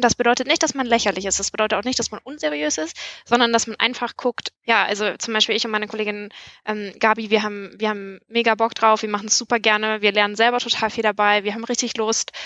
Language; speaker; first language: German; native; German